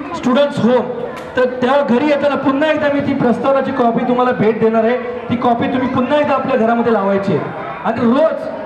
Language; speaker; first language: Marathi; non-native, local second language; Hindi